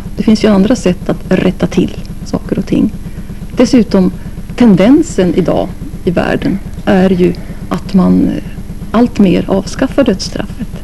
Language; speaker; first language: Swedish; native; Swedish